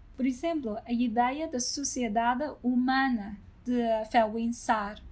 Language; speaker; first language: Portuguese; non-native, fluent; Chinese